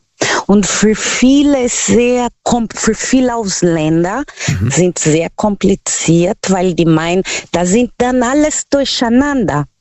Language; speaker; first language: German; non-native, learner; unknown